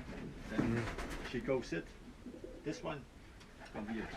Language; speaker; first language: English; non-native, learner; Dutch